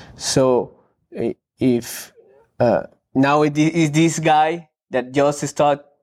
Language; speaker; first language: English; non-native, fluent; Spanish